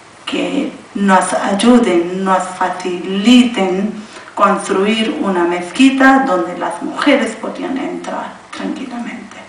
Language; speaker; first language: Spanish; non-native, learner; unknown